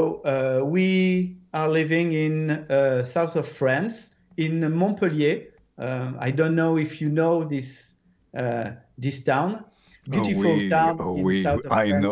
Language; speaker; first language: English; non-native, learner; French